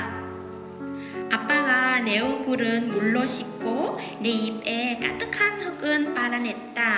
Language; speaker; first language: Korean; non-native, learner; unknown